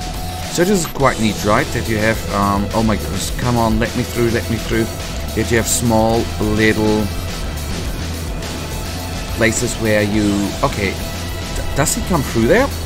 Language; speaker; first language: English; non-native, fluent; German